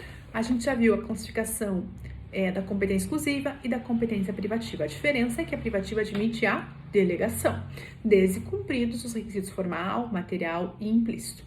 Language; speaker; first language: Portuguese; native; Portuguese